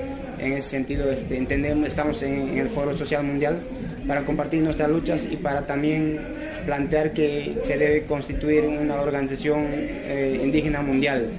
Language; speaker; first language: Spanish; native; Spanish